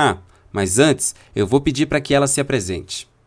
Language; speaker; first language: Portuguese; native; Portuguese